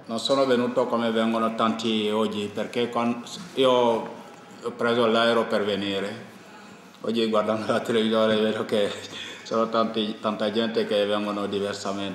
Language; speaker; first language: Italian; non-native, fluent; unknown